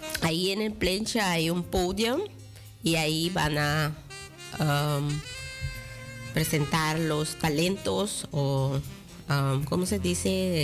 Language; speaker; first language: Spanish; non-native, local second language; Dutch